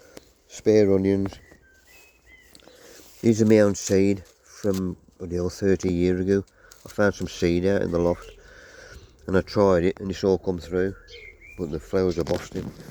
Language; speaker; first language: English; native; English